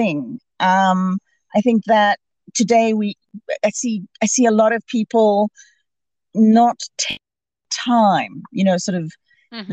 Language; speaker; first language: English; native; English